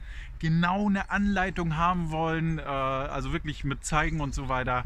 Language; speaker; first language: German; native; German